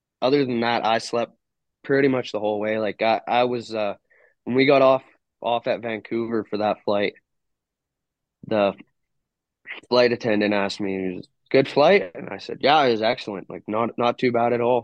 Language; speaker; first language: English; native; English